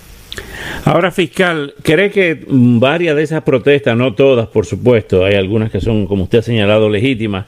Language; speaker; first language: Spanish; native; Spanish